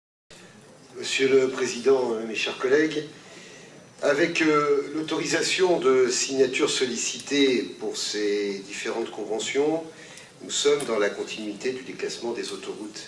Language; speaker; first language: French; native; French